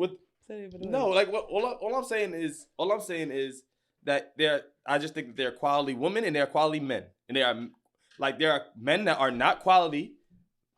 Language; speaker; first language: English; native; English